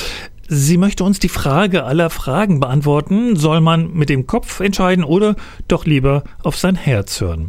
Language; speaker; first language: German; native; German